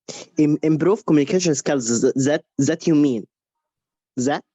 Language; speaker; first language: English; non-native, learner; Spanish